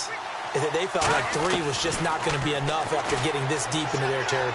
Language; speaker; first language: English; native; English